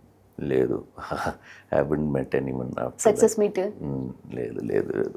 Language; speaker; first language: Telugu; non-native, learner; Malayalam